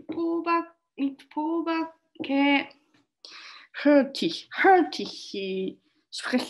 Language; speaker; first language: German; non-native, learner; Japanese